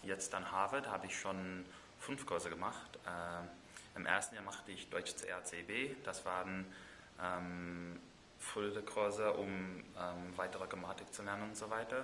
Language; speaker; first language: German; non-native, fluent; English